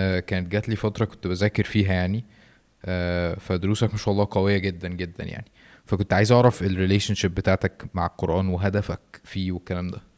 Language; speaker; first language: Arabic; native; Arabic